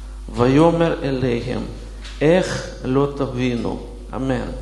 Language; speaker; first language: Hebrew; non-native, fluent; Russian